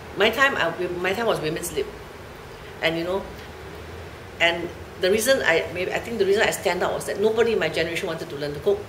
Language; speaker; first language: English; native; English